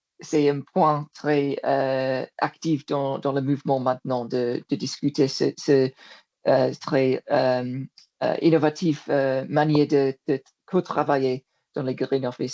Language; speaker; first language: French; non-native, learner; English